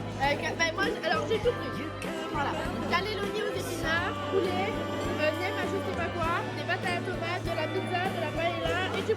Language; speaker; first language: French; native; French